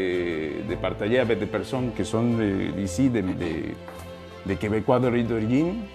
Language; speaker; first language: French; non-native, fluent; Spanish